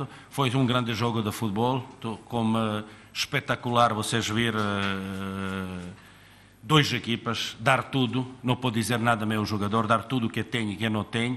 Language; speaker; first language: Portuguese; non-native, fluent; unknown